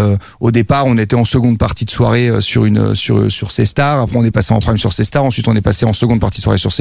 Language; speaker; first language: French; native; French